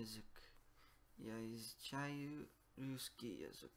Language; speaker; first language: Russian; non-native, learner; English